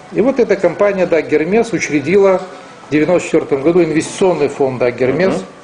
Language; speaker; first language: Russian; non-native, local second language; Romanian